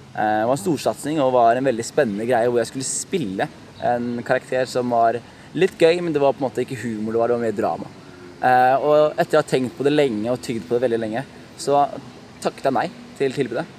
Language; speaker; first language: Norwegian; early bilingual, other home language; Somali